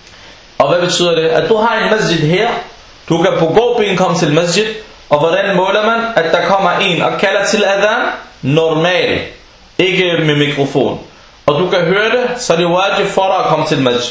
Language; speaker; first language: Danish; non-native, fluent; Arabic